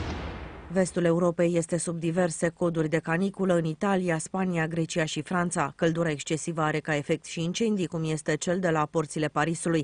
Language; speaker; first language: Romanian; native; Romanian